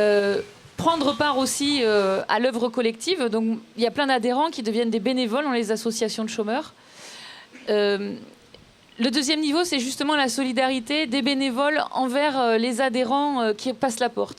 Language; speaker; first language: French; native; French